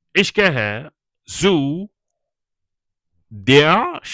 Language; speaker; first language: German; non-native, fluent; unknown